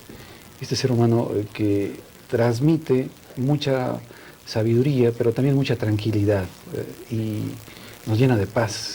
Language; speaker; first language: Spanish; native; Spanish